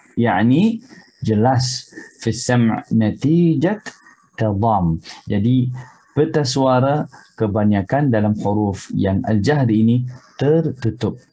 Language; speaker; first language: Malay; non-native, fluent; Arabic